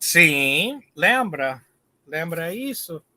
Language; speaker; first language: Portuguese; non-native, learner; English